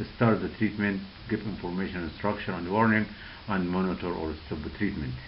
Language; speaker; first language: English; non-native, local second language; Arabic